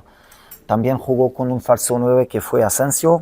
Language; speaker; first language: Spanish; non-native, fluent; French